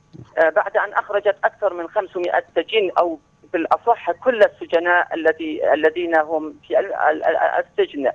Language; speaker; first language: Arabic; native; Arabic